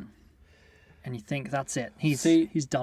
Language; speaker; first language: English; native; English